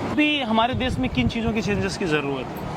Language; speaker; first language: Hindi; native; Hindi